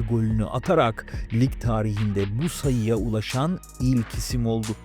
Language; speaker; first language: Turkish; native; Turkish